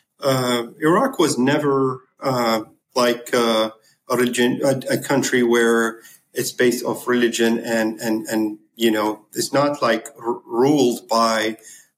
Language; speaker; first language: English; non-native, fluent; Arabic